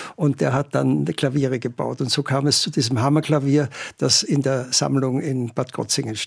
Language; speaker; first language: German; native; German